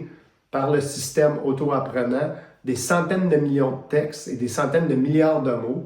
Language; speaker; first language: French; native; French